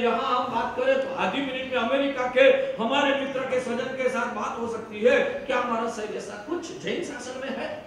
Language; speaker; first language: Hindi; non-native, local second language; Gujarati